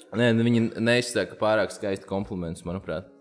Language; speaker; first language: Latvian; native; Latvian